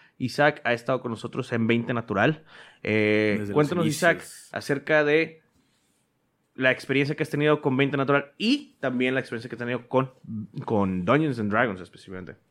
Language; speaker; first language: Spanish; native; Spanish